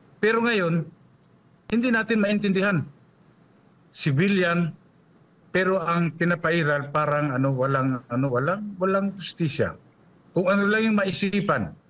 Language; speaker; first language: Filipino; non-native, local second language; Cebuano